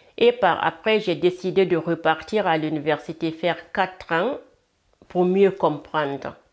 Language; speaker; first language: French; non-native, local second language; Fula